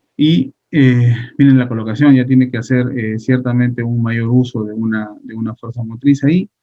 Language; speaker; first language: Spanish; native; Spanish